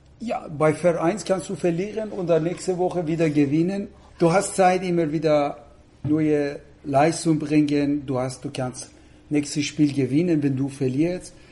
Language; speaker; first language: German; non-native, learner; Persian